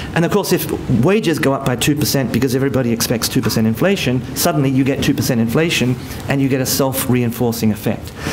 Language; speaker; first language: English; native; English